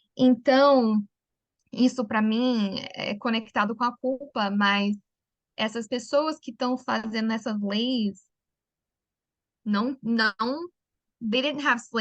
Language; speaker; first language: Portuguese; early bilingual, heritage; Portuguese